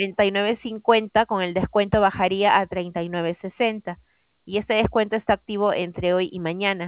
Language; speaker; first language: Spanish; native; Spanish